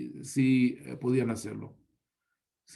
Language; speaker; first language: Spanish; non-native, fluent; Hebrew